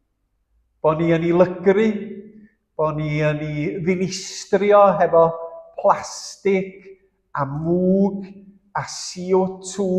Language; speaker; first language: Welsh; native; Welsh